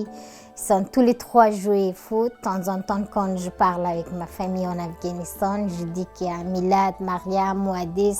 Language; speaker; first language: French; non-native, learner; Persian